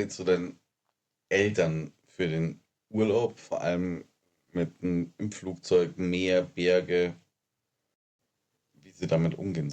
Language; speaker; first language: German; native; German